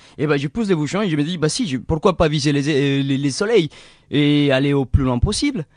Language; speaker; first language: French; non-native, fluent; Spanish